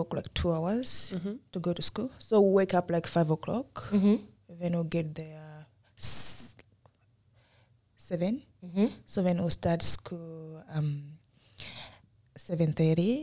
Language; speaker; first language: English; non-native, local second language; Tumbuka